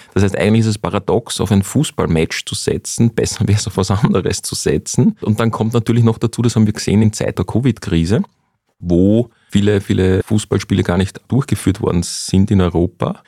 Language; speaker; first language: German; native; German